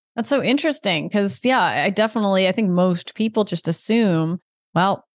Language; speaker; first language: English; native; English